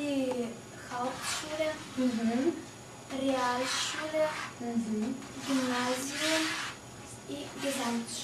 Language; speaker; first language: German; non-native, learner; Russian